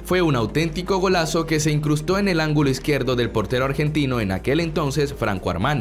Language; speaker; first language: Spanish; native; Spanish